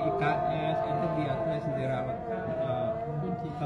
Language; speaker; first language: English; non-native, learner; Indonesian